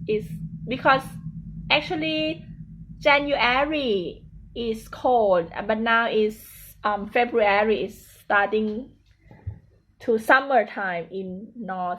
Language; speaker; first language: English; non-native, fluent; Thai